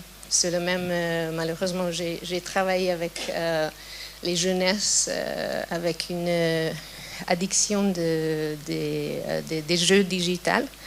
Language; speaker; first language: French; non-native, fluent; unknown